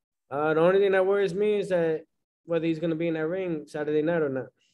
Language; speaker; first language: English; early bilingual, other home language; Spanish